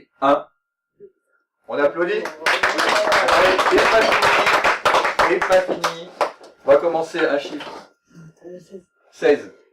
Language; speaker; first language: French; native; French